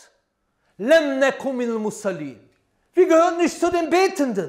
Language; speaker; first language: German; native; German